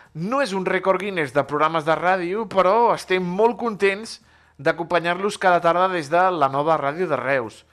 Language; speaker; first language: Catalan; native; Catalan